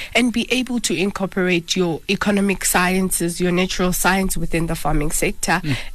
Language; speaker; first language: English; non-native, local second language; Zulu